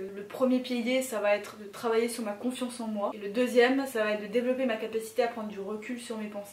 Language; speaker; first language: French; native; French